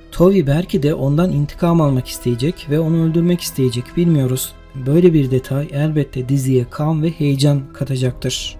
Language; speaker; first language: Turkish; native; Turkish